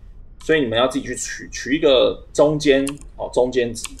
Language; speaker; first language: Chinese; native; Chinese